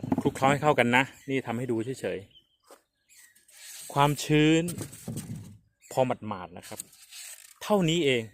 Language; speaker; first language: Thai; native; Thai